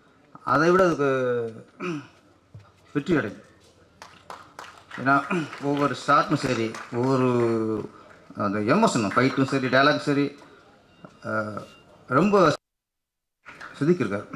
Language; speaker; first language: Tamil; native; Tamil